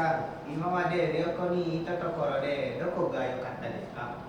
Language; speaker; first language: Japanese; non-native, learner; Indonesian